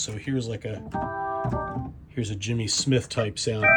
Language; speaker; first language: English; native; English